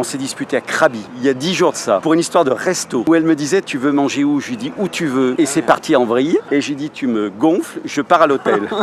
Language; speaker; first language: French; native; French